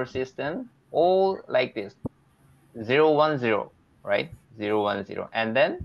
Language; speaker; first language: English; non-native, learner; Korean